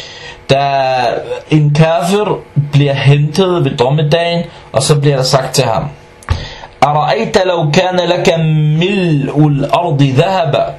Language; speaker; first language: Danish; non-native, fluent; Arabic